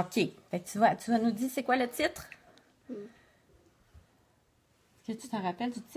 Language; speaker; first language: French; native; French